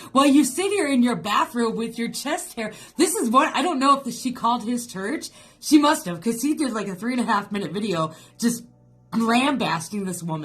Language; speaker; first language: English; native; English